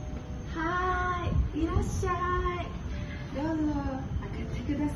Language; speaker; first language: Japanese; non-native, learner; Malay